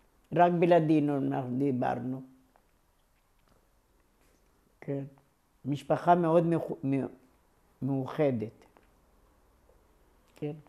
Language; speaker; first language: Hebrew; non-native, local second language; Ladino